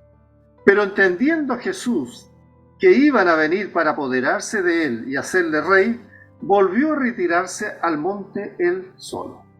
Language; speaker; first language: Spanish; native; Spanish